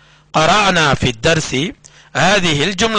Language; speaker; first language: Arabic; non-native, fluent; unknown